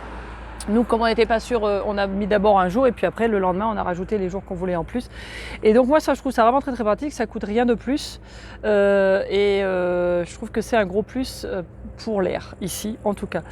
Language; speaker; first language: French; native; French